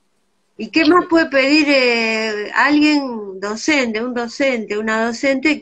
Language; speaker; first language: Spanish; native; Spanish